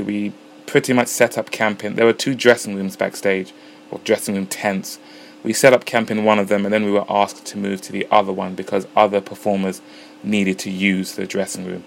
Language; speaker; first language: English; non-native, local second language; Ganda